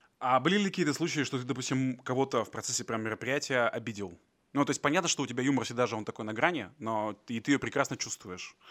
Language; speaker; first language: Russian; native; Russian